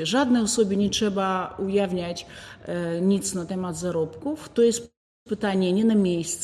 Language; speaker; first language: Polish; non-native, fluent; Ukrainian